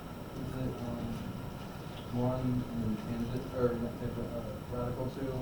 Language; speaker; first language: English; native; English